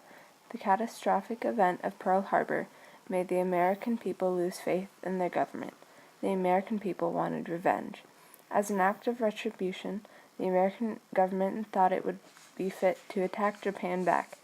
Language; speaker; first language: English; native; English